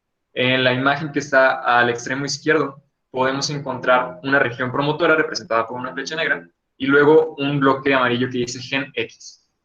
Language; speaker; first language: Spanish; native; Spanish